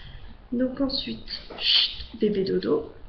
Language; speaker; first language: French; native; French